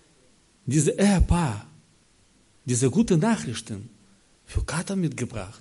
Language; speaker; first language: German; non-native, learner; Russian